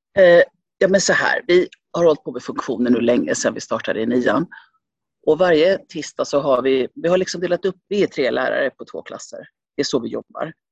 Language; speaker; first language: Swedish; early bilingual, other home language; Finnish